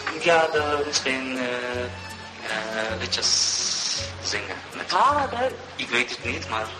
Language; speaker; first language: Dutch; non-native, learner; Turkish